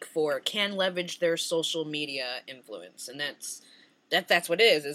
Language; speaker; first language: English; native; English